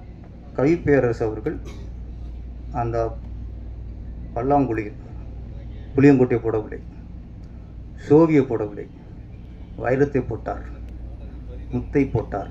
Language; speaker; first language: Tamil; native; Tamil